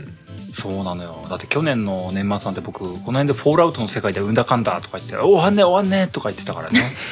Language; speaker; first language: Japanese; native; Japanese